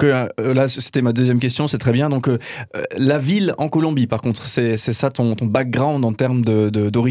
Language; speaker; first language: French; native; French